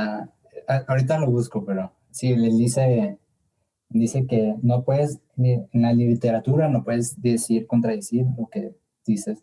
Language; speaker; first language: Spanish; early bilingual, heritage; English